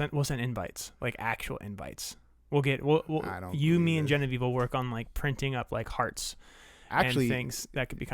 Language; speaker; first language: English; native; English